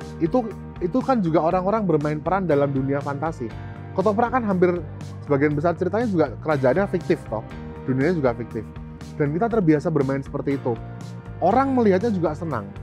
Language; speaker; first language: Indonesian; native; Indonesian